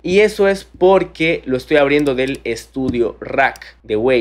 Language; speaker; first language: Spanish; native; Spanish